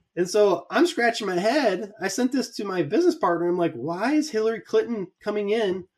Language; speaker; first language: English; native; English